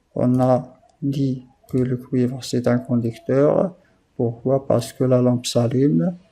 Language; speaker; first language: French; non-native, local second language; Arabic